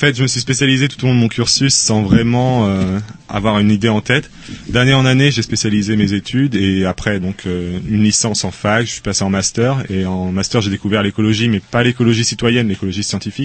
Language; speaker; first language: French; native; French